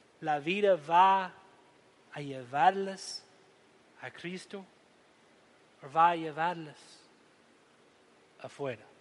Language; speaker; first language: Spanish; non-native, learner; English